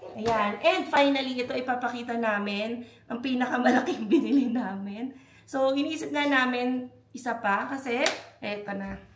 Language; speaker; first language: Filipino; native; Filipino